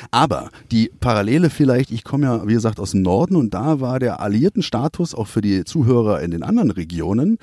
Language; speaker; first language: German; native; German